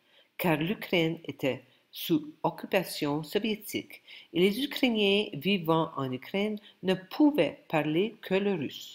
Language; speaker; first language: French; non-native, local second language; Ukrainian